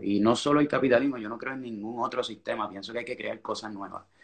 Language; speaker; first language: Spanish; native; Spanish